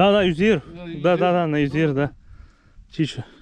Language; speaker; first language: Bulgarian; non-native, local second language; Turkish